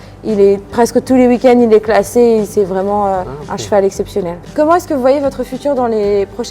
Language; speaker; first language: French; native; French